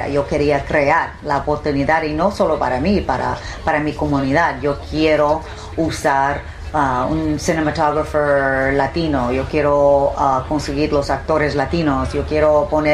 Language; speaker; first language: Spanish; early bilingual, heritage; Spanish